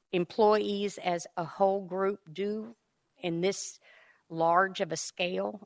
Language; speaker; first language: English; native; English